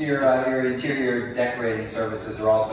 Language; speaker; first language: English; native; English